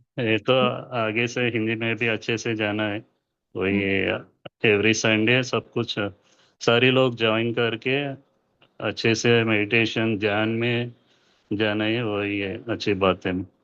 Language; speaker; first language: Hindi; non-native, local second language; Telugu